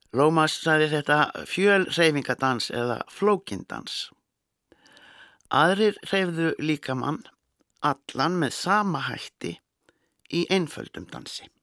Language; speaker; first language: Icelandic; native; Icelandic